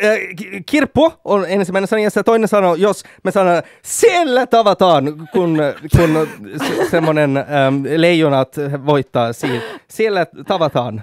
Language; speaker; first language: Finnish; non-native, local second language; Swedish